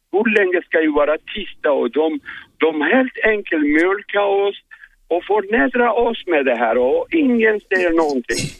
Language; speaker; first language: Swedish; non-native, fluent; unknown